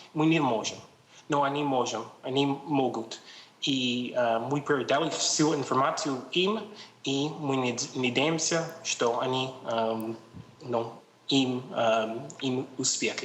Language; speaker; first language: Russian; non-native, learner; English